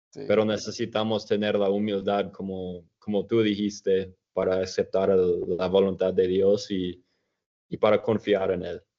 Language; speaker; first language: Spanish; non-native, fluent; English